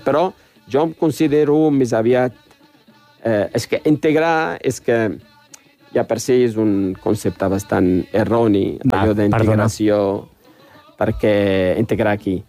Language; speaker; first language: Catalan; non-native, fluent; Riffian